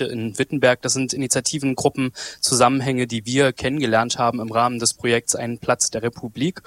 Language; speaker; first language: German; native; German